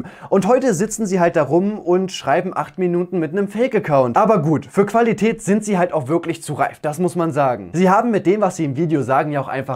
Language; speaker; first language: German; native; German